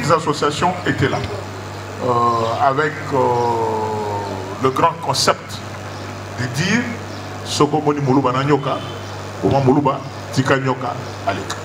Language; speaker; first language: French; non-native, local second language; Luba-Lulua